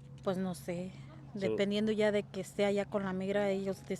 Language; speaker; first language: Spanish; native; Spanish